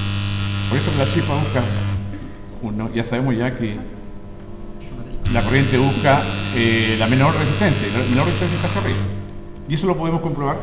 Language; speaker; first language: Spanish; native; Spanish